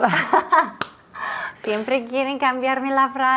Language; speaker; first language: Spanish; non-native, fluent; English